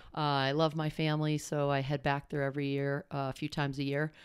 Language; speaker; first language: English; native; English